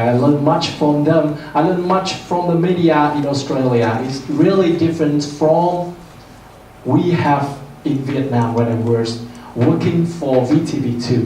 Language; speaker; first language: English; non-native, fluent; Vietnamese